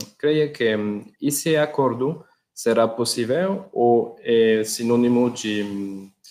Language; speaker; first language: Portuguese; non-native, learner; Spanish